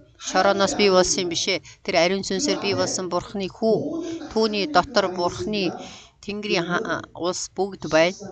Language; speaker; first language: Mongolian; non-native, fluent; Korean